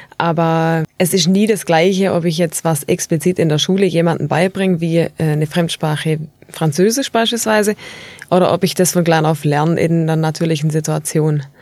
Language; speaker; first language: German; native; German